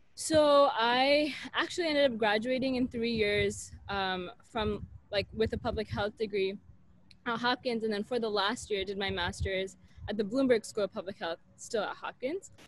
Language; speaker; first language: English; native; English